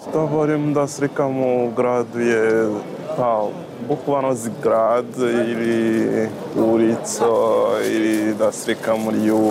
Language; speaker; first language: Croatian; non-native, learner; Rundi